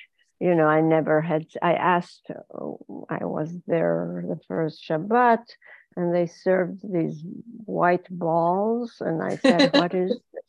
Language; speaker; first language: English; non-native, fluent; Ladino